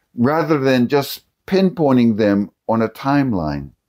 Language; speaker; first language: English; native; English